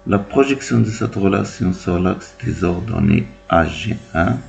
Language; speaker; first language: French; non-native, local second language; Arabic